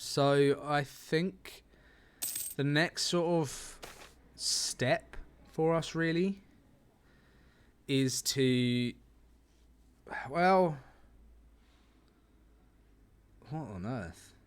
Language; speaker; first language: English; native; English